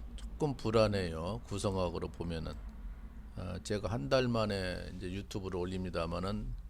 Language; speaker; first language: Korean; native; Korean